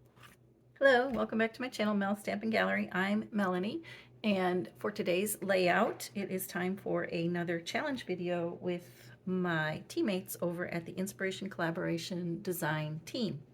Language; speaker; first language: English; native; English